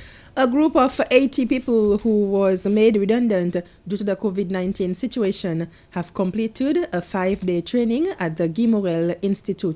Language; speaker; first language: English; non-native, local second language; Seselwa Creole French